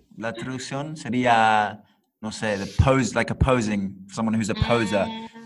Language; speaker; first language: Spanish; non-native, fluent; English